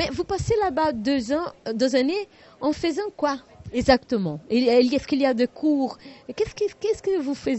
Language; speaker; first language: French; non-native, learner; Portuguese